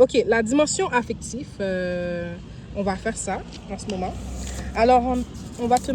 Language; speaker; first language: French; native; French